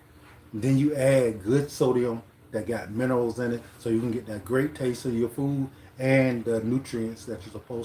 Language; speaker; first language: English; native; English